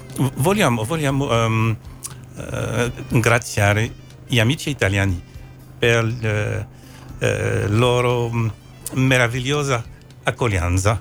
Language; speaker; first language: Italian; non-native, learner; French